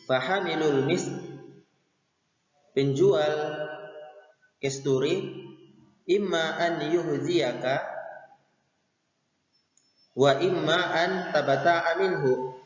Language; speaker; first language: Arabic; non-native, fluent; Indonesian